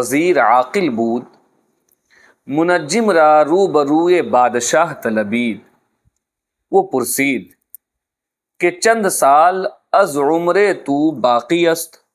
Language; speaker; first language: Persian; non-native, fluent; Urdu